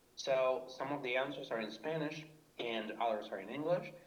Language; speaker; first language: English; non-native, fluent; Spanish